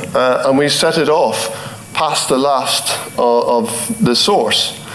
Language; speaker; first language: English; native; English